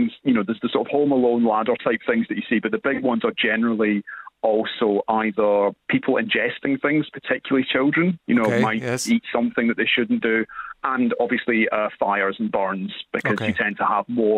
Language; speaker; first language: English; native; English